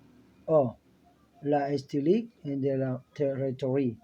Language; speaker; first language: French; non-native, learner; Spanish